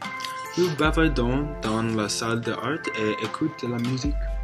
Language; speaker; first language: French; non-native, learner; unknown